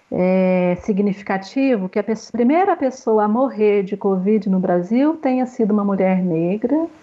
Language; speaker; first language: Portuguese; native; Portuguese